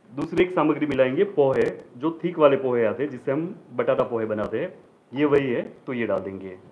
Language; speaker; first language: Hindi; non-native, local second language; Gujarati